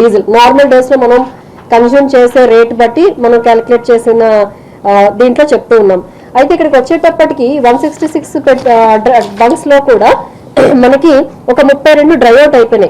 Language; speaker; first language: Telugu; native; Telugu